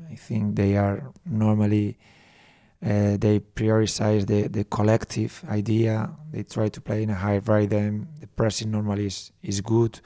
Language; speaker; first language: English; non-native, fluent; Spanish